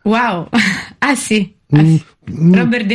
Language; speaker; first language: Spanish; non-native, fluent; Italian